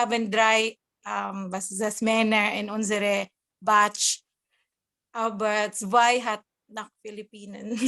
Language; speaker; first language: German; non-native, learner; Cebuano